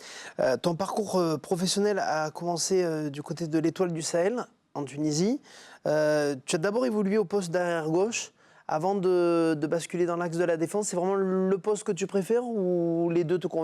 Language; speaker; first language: French; native; French